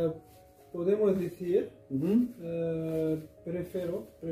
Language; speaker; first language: Spanish; non-native, learner; Arabic